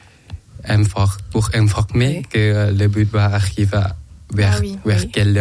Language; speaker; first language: French; non-native, learner; Thai